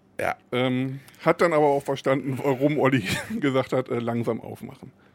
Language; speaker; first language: German; native; German